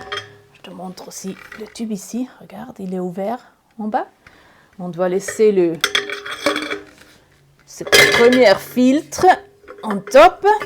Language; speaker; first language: French; non-native, learner; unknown